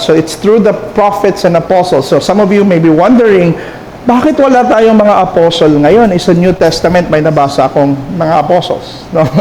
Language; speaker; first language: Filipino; non-native, local second language; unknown